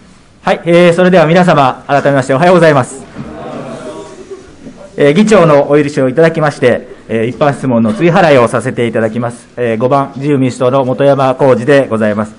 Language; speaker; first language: Japanese; native; Japanese